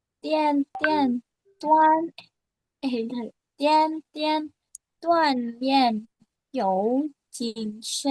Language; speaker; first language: Chinese; non-native, learner; Indonesian